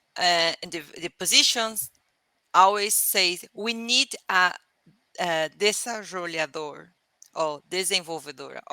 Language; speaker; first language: English; non-native, learner; Portuguese